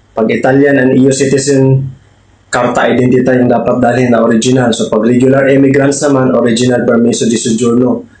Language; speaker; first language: Filipino; native; Filipino